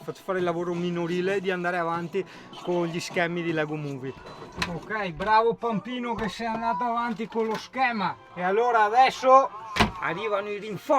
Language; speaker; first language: Italian; native; Italian